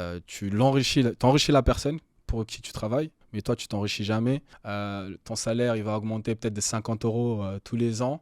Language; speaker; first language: French; native; French